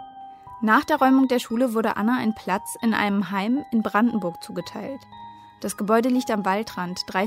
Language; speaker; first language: German; native; German